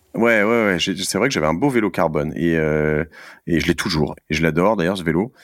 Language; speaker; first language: French; native; French